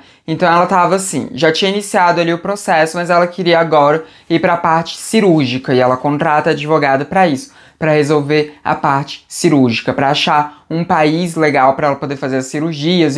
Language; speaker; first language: Portuguese; native; Portuguese